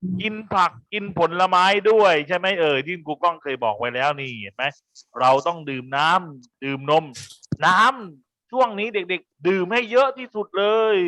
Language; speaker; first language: Thai; native; Thai